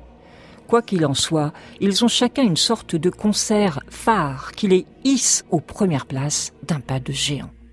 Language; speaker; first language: French; native; French